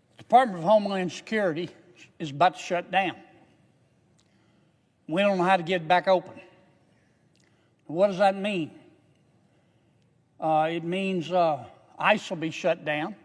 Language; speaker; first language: English; native; English